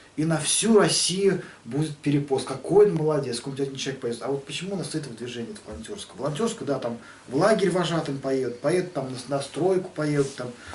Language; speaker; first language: Russian; native; Russian